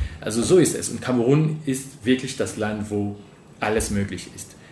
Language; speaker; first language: German; non-native, fluent; French